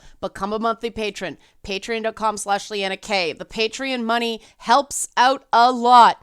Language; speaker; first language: English; native; English